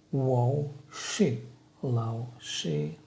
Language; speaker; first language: Chinese; non-native, learner; Russian